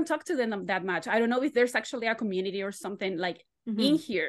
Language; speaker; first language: English; non-native, fluent; Spanish